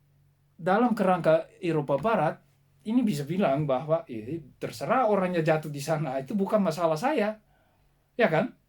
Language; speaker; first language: Indonesian; non-native, fluent; Dutch